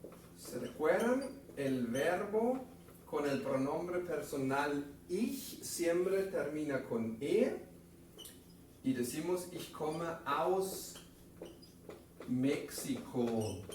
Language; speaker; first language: Spanish; non-native, fluent; German